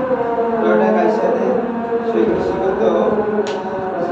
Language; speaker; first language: Japanese; non-native, learner; Bangla